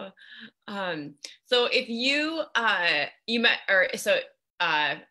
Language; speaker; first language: English; native; English